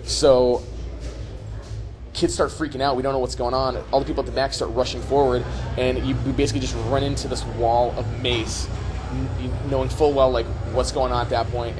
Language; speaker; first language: English; native; English